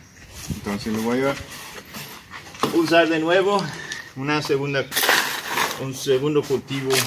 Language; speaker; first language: Spanish; non-native, fluent; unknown